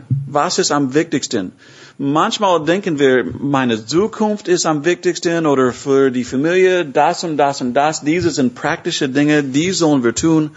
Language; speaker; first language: German; non-native, fluent; English